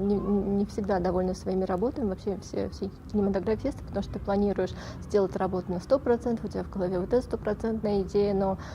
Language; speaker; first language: Russian; non-native, local second language; Tajik